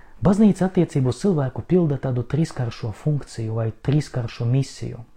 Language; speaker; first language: Latvian; non-native, local second language; Russian